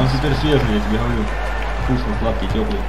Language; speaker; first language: Russian; native; Russian